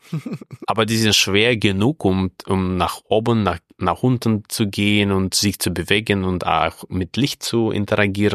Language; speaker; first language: German; non-native, fluent; Russian